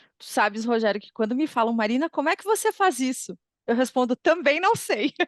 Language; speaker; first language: Portuguese; native; Portuguese